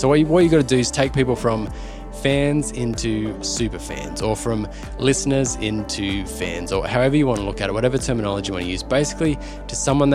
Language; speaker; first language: English; native; English